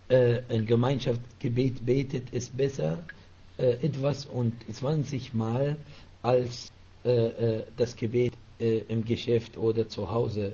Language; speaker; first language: German; non-native, fluent; Arabic